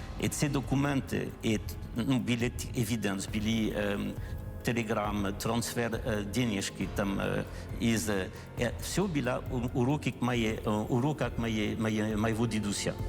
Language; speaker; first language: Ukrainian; non-native, learner; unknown